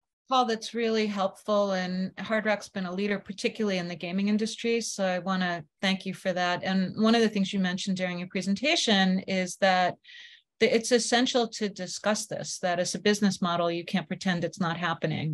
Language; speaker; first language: English; native; English